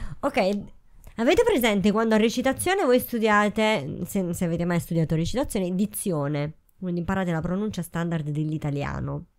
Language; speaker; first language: Italian; native; Italian